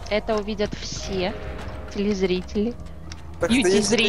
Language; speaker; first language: Russian; native; Russian